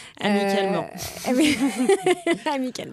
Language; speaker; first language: French; native; French